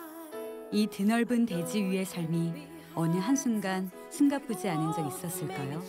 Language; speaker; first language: Korean; native; Korean